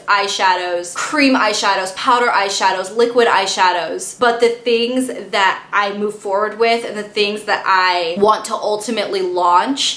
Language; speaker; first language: English; native; English